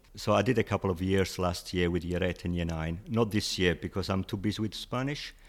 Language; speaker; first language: English; non-native, fluent; Italian